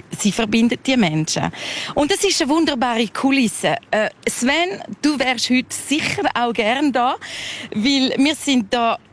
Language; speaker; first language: German; early bilingual, other home language; Spanish